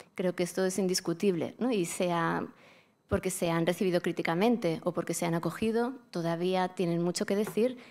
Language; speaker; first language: Spanish; native; Spanish